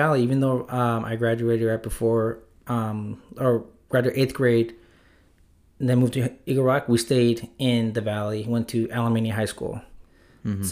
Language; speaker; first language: English; native; English